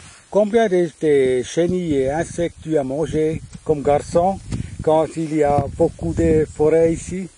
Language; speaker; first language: French; non-native, fluent; German